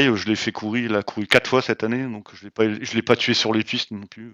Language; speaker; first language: French; native; French